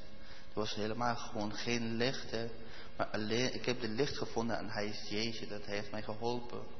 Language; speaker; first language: Dutch; non-native, learner; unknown